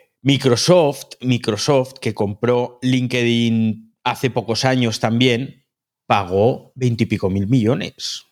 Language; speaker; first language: Spanish; native; Spanish